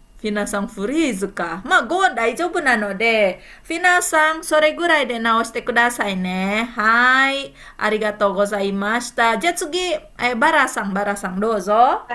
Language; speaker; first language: Japanese; non-native, fluent; Indonesian